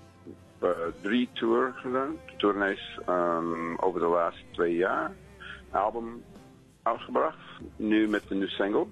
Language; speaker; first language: Dutch; non-native, fluent; English